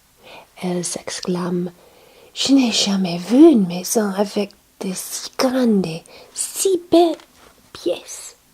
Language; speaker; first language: French; non-native, learner; English